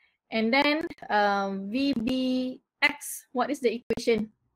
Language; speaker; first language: English; non-native, local second language; Malay